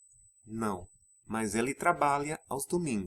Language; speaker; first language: Portuguese; non-native, fluent; English